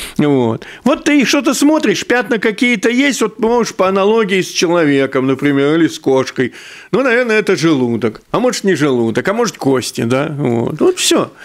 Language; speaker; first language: Russian; native; Russian